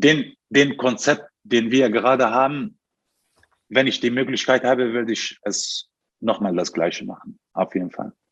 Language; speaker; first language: German; non-native, fluent; Turkish